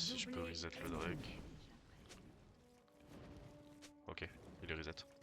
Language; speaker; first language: French; native; French